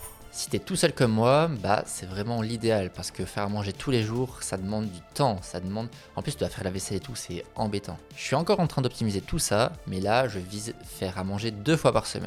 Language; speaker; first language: French; native; French